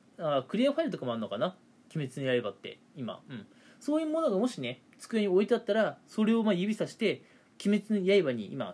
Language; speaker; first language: Japanese; native; Japanese